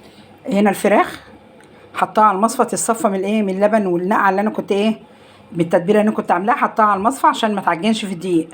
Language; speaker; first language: Arabic; native; Arabic